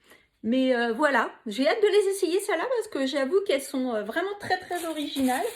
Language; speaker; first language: French; native; French